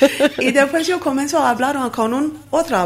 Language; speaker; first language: Spanish; non-native, learner; Armenian